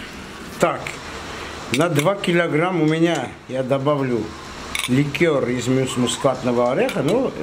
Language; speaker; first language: Russian; non-native, fluent; Armenian